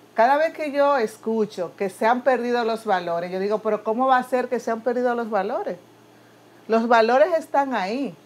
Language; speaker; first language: Spanish; native; Spanish